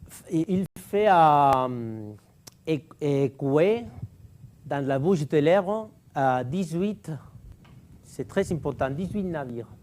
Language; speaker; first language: French; non-native, fluent; Catalan